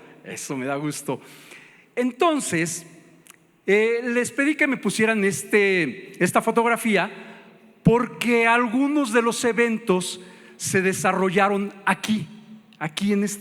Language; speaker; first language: Spanish; native; Spanish